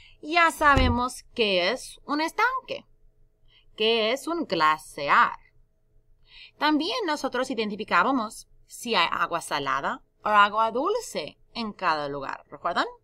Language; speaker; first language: Spanish; non-native, fluent; English